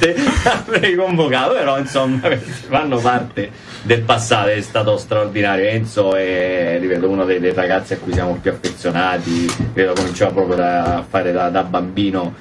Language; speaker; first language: Italian; native; Italian